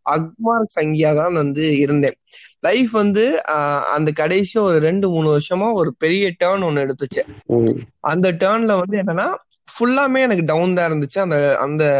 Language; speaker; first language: Tamil; native; Tamil